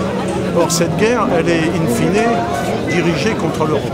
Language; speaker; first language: French; native; French